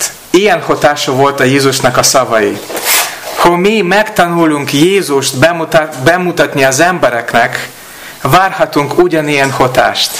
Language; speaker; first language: Hungarian; non-native, learner; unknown